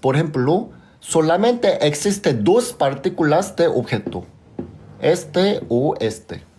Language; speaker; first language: Spanish; non-native, fluent; Korean